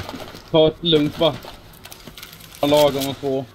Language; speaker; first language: Swedish; native; Swedish